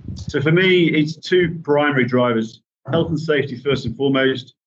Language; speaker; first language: English; native; English